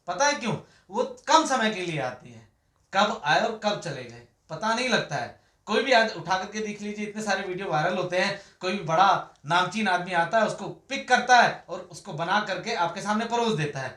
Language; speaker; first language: Hindi; native; Hindi